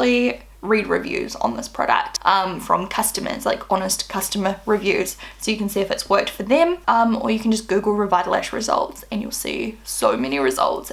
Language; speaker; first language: English; native; English